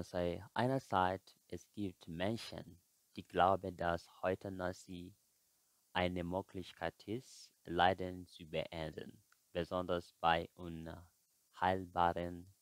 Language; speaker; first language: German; non-native, fluent; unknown